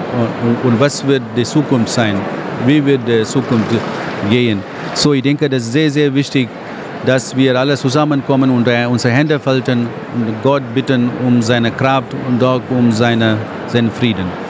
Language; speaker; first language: German; non-native, fluent; Tamil